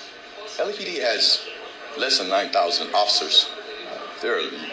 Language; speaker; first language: English; native; English